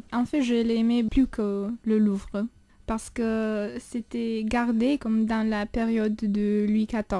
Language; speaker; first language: French; non-native, fluent; Romanian